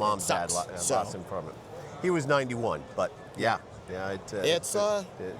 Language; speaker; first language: English; native; English